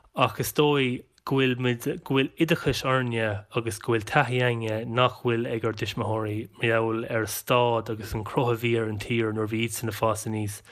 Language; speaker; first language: Irish; non-native, local second language; English